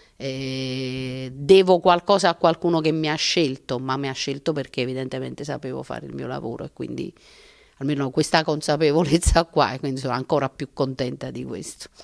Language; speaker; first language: Italian; native; Italian